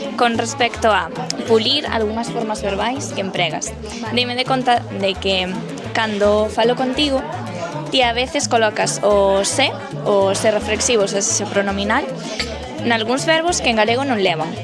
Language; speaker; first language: Galician; native; Galician